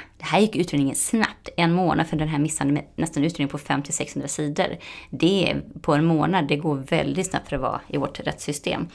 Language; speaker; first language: Swedish; native; Swedish